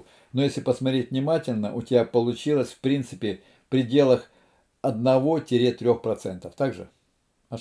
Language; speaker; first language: Russian; native; Russian